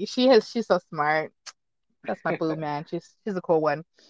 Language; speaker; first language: English; early bilingual, other home language; Spanish